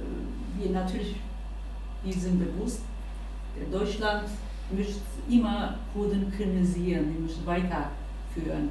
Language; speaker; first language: German; non-native, learner; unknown